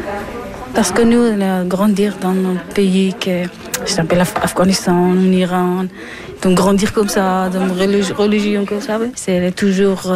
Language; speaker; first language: French; non-native, learner; Persian